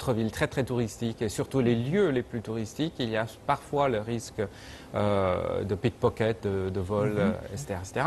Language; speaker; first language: French; non-native, fluent; Chinese